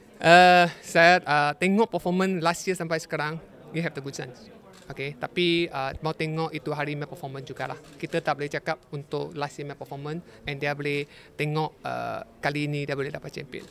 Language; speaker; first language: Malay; non-native, local second language; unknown